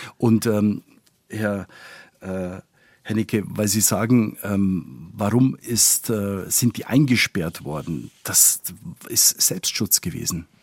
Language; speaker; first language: German; non-native, fluent; Spanish